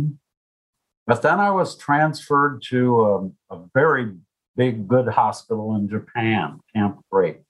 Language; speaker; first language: English; native; English